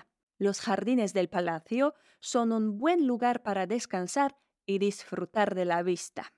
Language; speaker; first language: Spanish; non-native, fluent; Polish